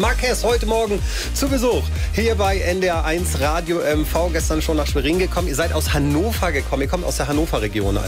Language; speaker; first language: German; native; German